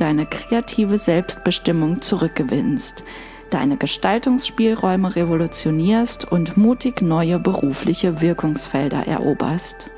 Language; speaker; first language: German; native; German